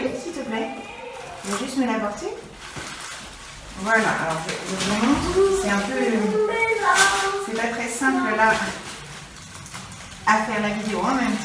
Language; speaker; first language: French; native; French